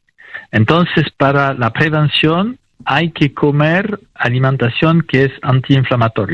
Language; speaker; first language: Spanish; non-native, fluent; French